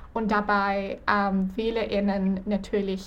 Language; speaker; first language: German; non-native, fluent; English